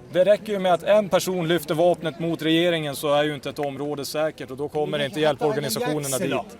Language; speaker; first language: Swedish; native; Swedish